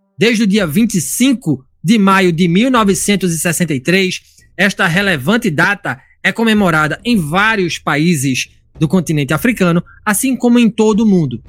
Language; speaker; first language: Portuguese; native; Portuguese